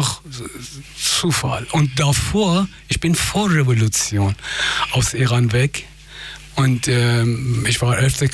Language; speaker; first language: German; non-native, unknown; Persian